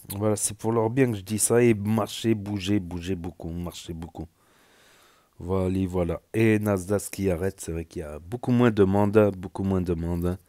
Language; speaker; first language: French; native; French